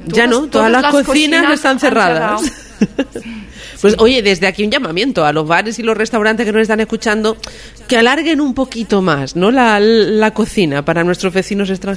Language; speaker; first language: Spanish; native; Spanish